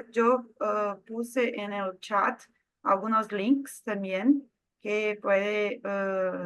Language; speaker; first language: Spanish; non-native, fluent; Portuguese